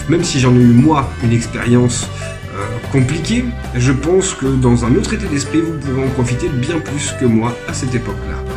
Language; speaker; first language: French; native; French